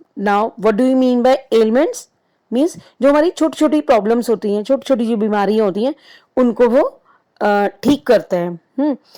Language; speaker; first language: Hindi; native; Hindi